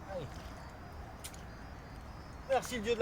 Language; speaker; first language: French; native; French